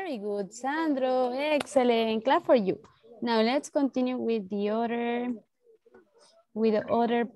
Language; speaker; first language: English; non-native, learner; Spanish